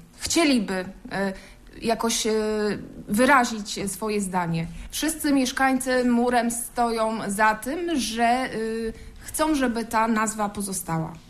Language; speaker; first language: Polish; native; Polish